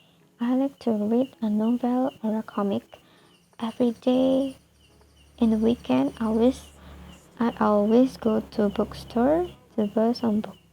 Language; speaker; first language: English; non-native, fluent; Indonesian